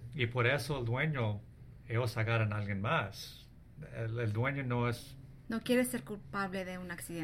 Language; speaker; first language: Spanish; early bilingual, heritage; English